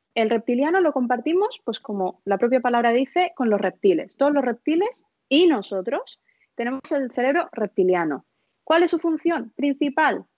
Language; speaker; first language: Spanish; early bilingual, other home language; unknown